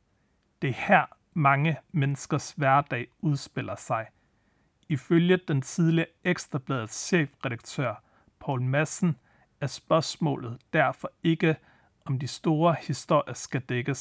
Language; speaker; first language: Danish; native; Danish